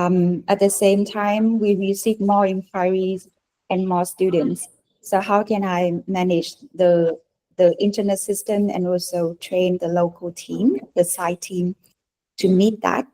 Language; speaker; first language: English; non-native, fluent; Vietnamese